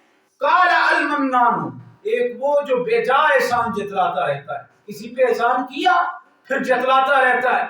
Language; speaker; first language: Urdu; native; Urdu